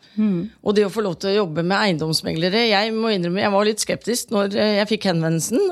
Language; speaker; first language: Norwegian; native; Norwegian